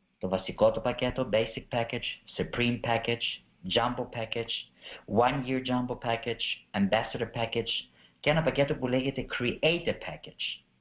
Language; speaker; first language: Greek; early bilingual, heritage; Greek